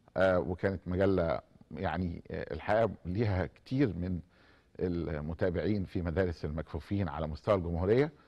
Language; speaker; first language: Arabic; native; Arabic